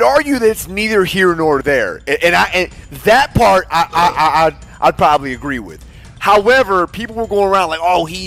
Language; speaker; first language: English; native; English